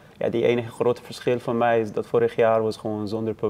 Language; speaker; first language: Dutch; non-native, learner; Persian